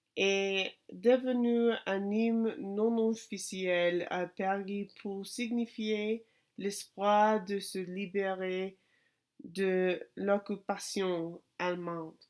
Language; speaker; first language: French; non-native, learner; English